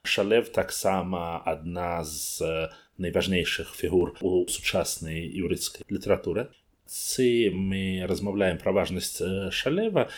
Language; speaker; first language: Belarusian; non-native, learner; Russian